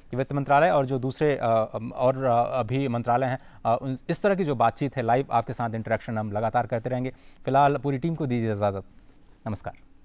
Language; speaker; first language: Hindi; native; Hindi